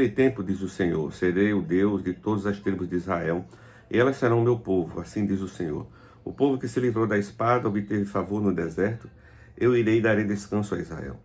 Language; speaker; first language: Portuguese; native; Portuguese